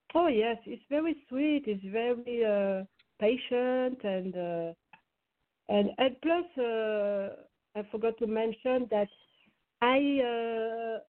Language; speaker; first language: English; non-native, fluent; French